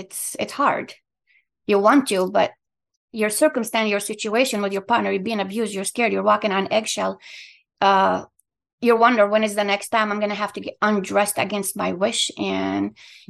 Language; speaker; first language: English; non-native, fluent; Arabic